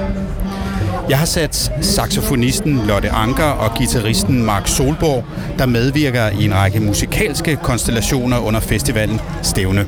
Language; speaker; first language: Danish; native; Danish